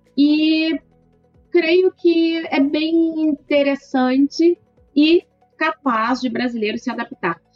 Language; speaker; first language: Portuguese; native; Portuguese